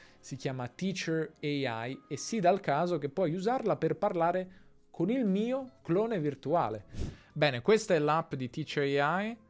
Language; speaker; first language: Italian; native; Italian